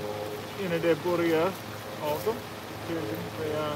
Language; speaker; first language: Turkish; non-native, learner; English